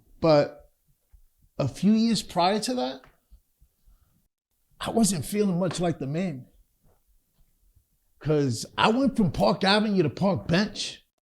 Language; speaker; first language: English; native; English